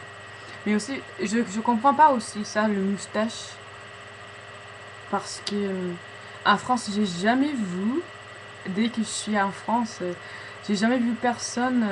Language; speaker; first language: French; non-native, fluent; English